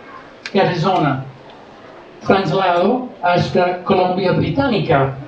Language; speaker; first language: Spanish; non-native, learner; English